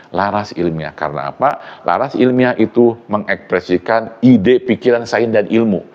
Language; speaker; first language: Indonesian; non-native, local second language; Sundanese